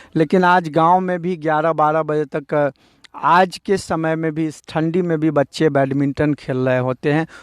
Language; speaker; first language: Hindi; native; Hindi